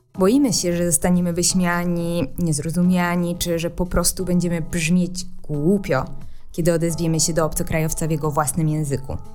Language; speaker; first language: Polish; native; Polish